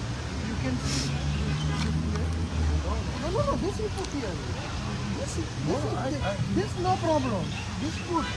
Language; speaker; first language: English; non-native, learner; Malayalam